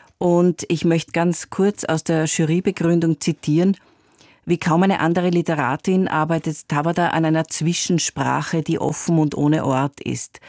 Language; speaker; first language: German; native; German